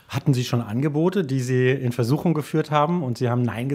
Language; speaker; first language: German; native; German